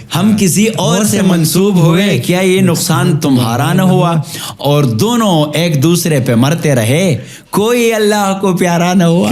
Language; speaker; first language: Urdu; non-native, local second language; Pashto